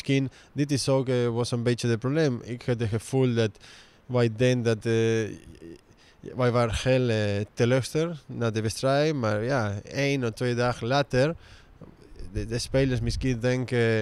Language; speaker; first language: Dutch; non-native, learner; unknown